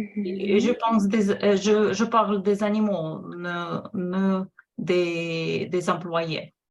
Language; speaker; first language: French; non-native, fluent; Russian